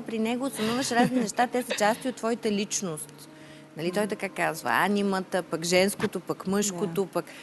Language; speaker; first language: Bulgarian; native; Bulgarian